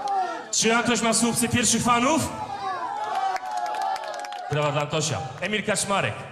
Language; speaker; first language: Polish; native; Polish